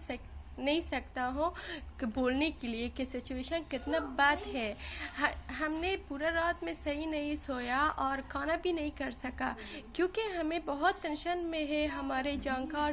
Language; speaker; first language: Hindi; non-native, learner; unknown